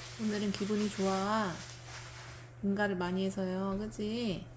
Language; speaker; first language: Korean; native; Korean